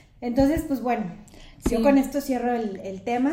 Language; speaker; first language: Spanish; native; Spanish